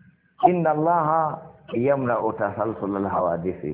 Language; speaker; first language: Arabic; non-native, fluent; Hausa